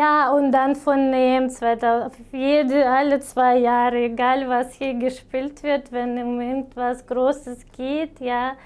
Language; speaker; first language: German; non-native, fluent; Romanian